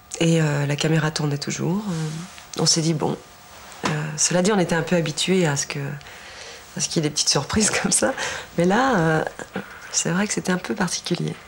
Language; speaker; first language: French; native; French